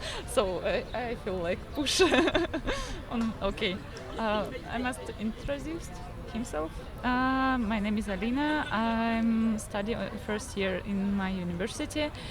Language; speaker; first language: English; non-native, learner; Slovak